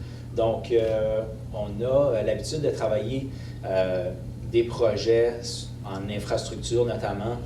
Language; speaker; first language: French; native; French